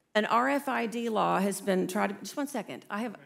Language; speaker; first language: English; native; English